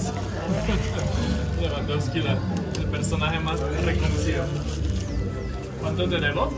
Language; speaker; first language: Spanish; non-native, fluent; Polish